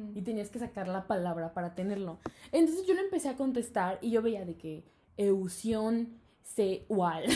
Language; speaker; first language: Spanish; native; Spanish